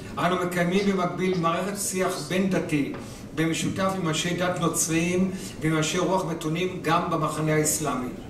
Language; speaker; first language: Hebrew; native; Hebrew